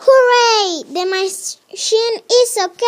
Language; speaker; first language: English; non-native, learner; Spanish